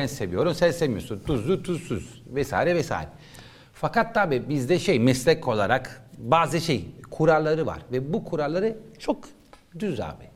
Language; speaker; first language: Turkish; non-native, learner; Italian